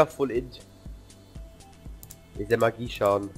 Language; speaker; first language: German; native; German